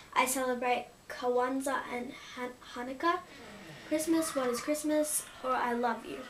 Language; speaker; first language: English; native; English